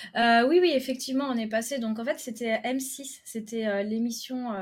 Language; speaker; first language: French; native; French